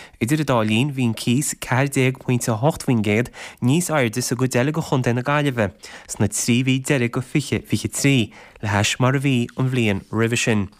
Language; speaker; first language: Irish; native; Irish